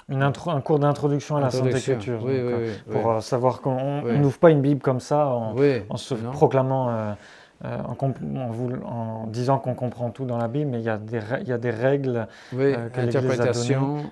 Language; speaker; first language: French; native; French